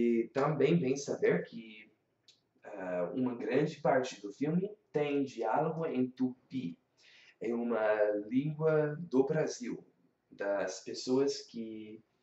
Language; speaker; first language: Portuguese; non-native, learner; English